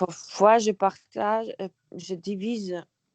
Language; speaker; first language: French; non-native, learner; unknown